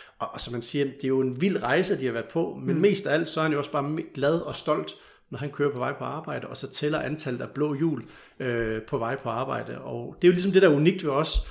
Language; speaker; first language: Danish; native; Danish